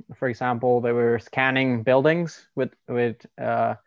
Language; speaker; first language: English; non-native, fluent; Spanish